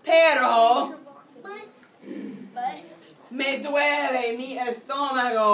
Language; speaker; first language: Spanish; non-native, fluent; English